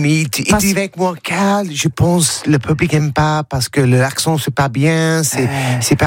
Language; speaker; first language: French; non-native, learner; English